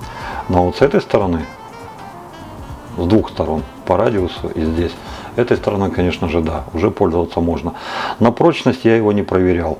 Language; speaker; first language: Russian; native; Russian